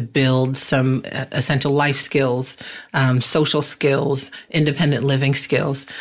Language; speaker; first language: English; native; English